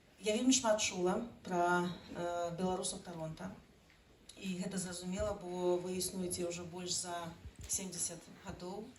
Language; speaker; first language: Belarusian; non-native, local second language; Russian